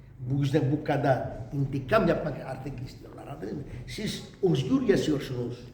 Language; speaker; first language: Turkish; non-native, learner; Greek